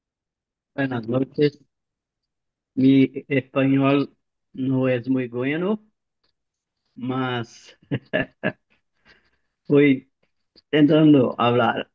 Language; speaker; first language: Spanish; non-native, learner; Portuguese